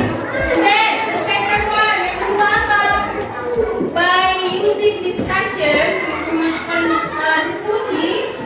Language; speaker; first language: English; non-native, fluent; Indonesian